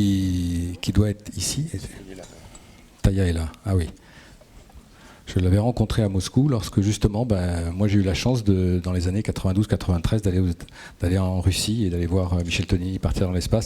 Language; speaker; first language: French; native; French